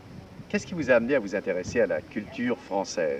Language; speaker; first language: French; native; French